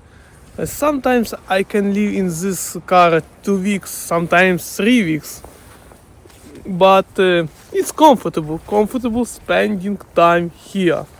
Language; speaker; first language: English; non-native, learner; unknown